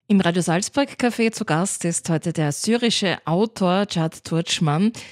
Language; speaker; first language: German; native; German